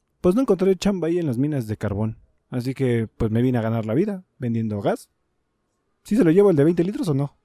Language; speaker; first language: Spanish; native; Spanish